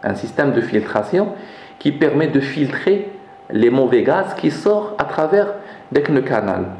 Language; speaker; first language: French; non-native, local second language; Arabic